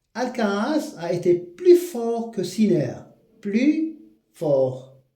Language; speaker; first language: French; non-native, local second language; Arabic